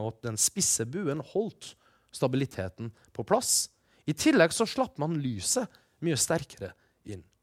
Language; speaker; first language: Norwegian; early bilingual, other home language; Persian